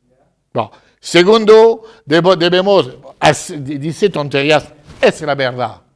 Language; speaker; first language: Spanish; non-native, fluent; French